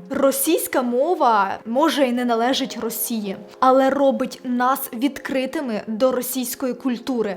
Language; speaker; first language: Ukrainian; non-native, local second language; Russian